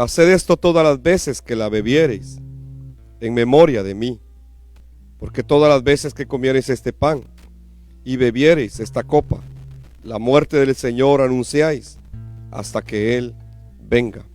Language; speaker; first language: Spanish; native; Spanish